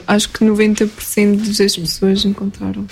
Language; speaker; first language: Portuguese; early bilingual, heritage; Portuguese